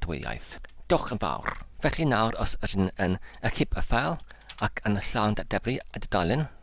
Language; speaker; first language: Welsh; non-native, learner; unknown